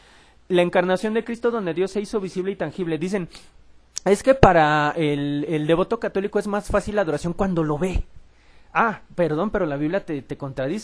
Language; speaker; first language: Spanish; native; Spanish